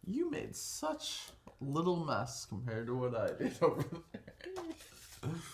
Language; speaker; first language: English; native; English